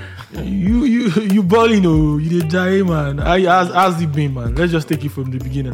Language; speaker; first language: English; non-native, local second language; Yoruba